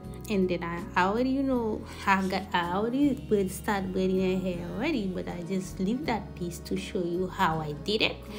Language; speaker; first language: English; non-native, fluent; Haitian Creole